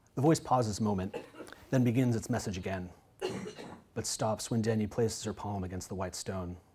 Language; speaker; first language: English; native; English